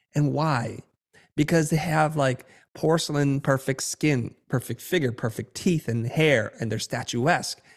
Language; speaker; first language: English; early bilingual, other home language; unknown